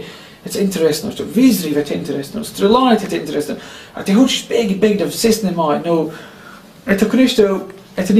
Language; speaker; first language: Russian; non-native, learner; English